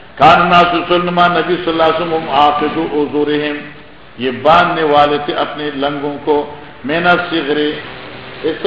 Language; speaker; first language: Urdu; non-native, local second language; Northern Hindko